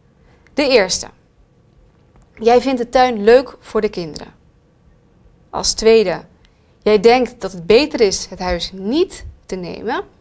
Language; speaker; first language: Dutch; native; Dutch